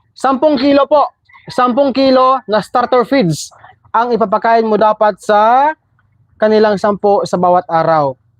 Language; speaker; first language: Filipino; non-native, local second language; Cebuano